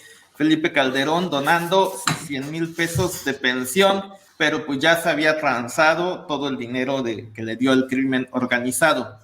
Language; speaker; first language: Spanish; native; Spanish